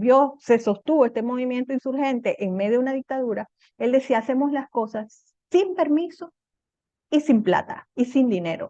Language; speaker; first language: Spanish; native; Spanish